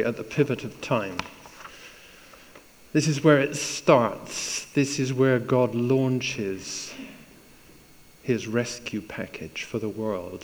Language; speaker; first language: English; native; English